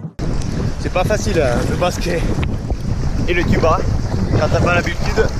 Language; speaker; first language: French; native; French